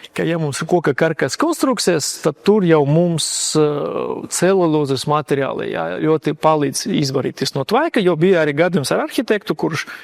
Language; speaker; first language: Latvian; non-native, local second language; Russian